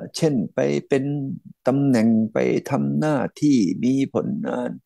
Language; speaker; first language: Thai; native; Thai